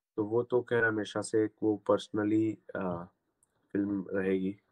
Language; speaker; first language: Hindi; non-native, local second language; Gujarati